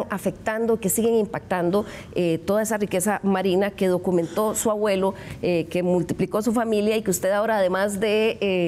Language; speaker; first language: Spanish; native; Spanish